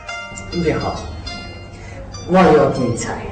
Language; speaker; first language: Chinese; non-native, learner; Mongolian